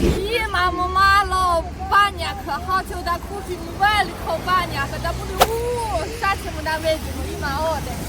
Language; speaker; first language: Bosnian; non-native, learner; Chinese